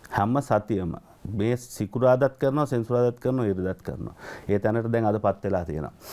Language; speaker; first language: Sinhala; native; Sinhala